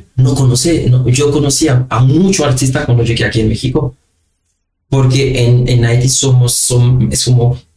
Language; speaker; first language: Spanish; non-native, fluent; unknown